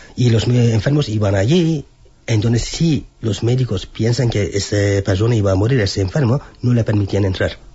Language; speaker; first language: Spanish; non-native, fluent; Turkish